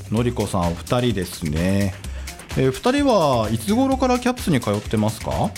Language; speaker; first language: Japanese; native; Japanese